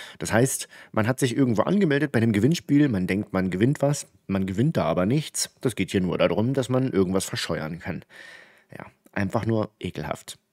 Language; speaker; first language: German; native; German